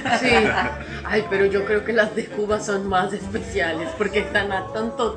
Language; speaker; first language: Spanish; non-native, fluent; Portuguese